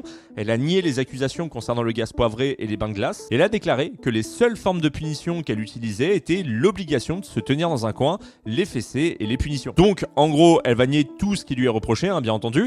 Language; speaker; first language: French; native; French